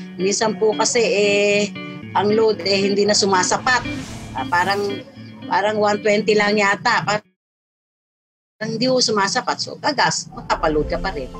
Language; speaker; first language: Filipino; native; Filipino